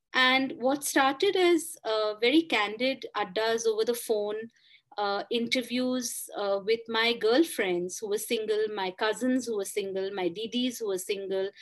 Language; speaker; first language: English; non-native, local second language; Bangla